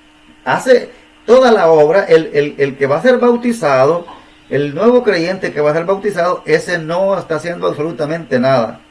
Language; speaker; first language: Spanish; native; Spanish